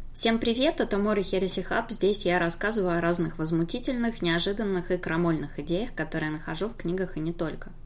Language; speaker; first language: Russian; native; Russian